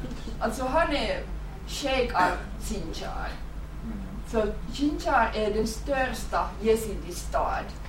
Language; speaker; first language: Swedish; non-native, fluent; Finnish